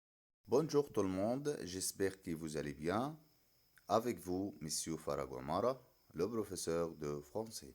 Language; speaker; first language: French; non-native, fluent; Arabic